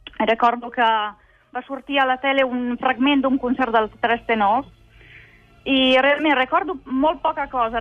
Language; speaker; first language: Catalan; non-native, fluent; Italian